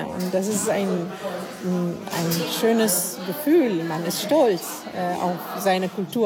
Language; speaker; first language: German; non-native, fluent; Arabic